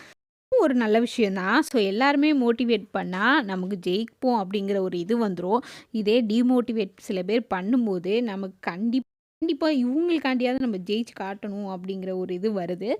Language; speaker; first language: Tamil; native; Tamil